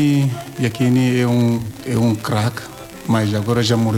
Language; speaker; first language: Portuguese; non-native, learner; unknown